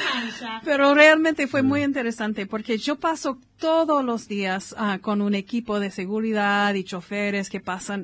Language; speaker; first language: Spanish; non-native, fluent; English